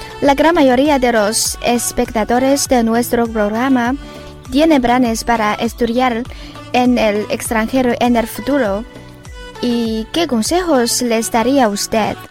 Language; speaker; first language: Spanish; non-native, fluent; Chinese